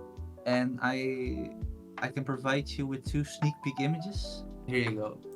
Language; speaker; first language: English; native; English